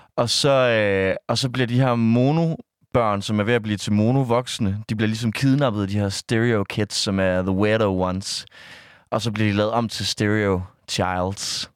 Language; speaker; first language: Danish; native; Danish